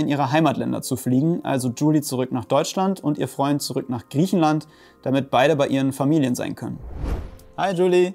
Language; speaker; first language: German; native; German